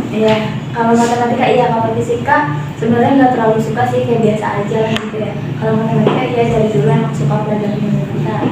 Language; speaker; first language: Indonesian; native; Indonesian